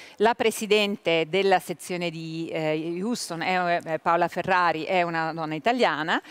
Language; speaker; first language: Italian; native; Italian